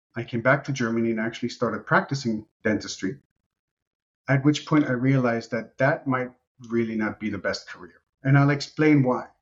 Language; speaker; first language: English; non-native, fluent; Romanian